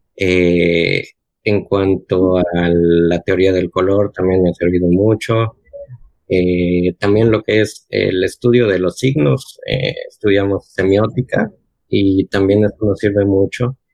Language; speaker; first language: Spanish; native; Spanish